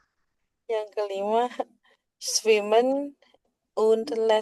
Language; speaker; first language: German; non-native, learner; Indonesian